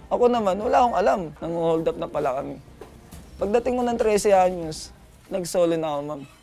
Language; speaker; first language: Filipino; native; Filipino